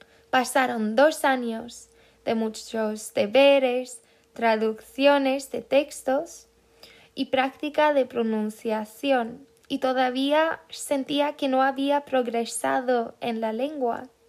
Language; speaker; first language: Spanish; non-native, fluent; Swedish